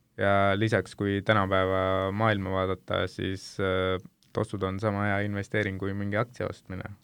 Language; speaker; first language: Estonian; early bilingual, other home language; Hindi